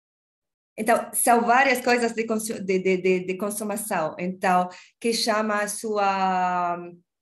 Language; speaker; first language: Portuguese; non-native, learner; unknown